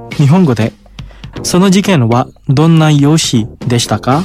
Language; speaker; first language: Japanese; non-native, fluent; Indonesian